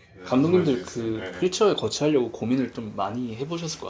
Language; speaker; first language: Korean; native; Korean